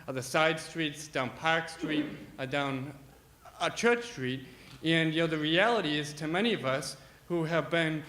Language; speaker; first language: English; native; English